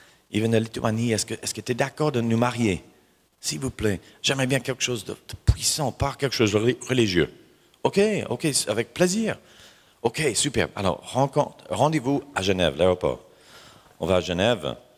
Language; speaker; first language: French; non-native, fluent; English